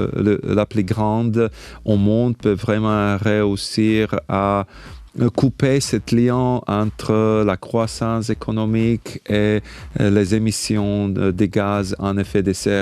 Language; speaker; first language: French; non-native, fluent; Slovak